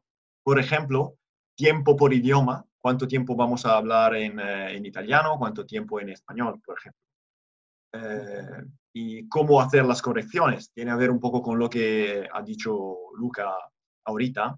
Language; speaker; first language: Spanish; non-native, fluent; Italian